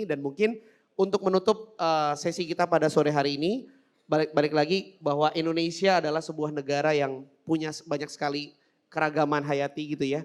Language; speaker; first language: Indonesian; native; Indonesian